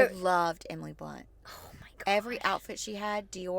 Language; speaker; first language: English; native; English